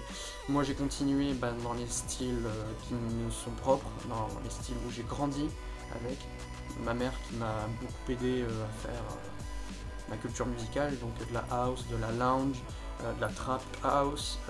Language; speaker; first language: French; native; French